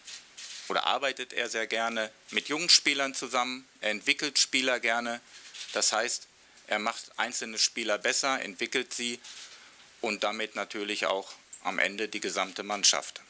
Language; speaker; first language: German; native; German